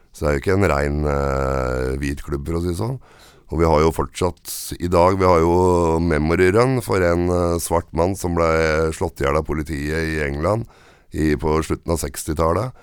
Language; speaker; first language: Norwegian; native; Norwegian